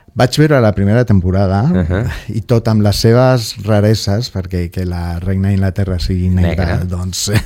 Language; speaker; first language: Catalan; non-native, local second language; Spanish